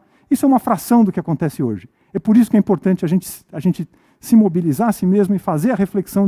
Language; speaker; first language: Portuguese; native; Portuguese